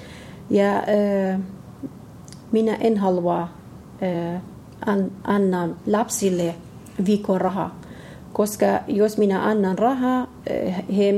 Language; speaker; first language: Finnish; non-native, learner; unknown